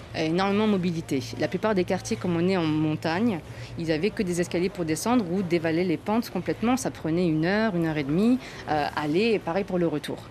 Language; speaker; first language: French; native; French